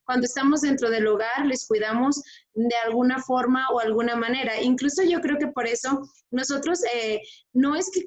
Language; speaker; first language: Spanish; native; Spanish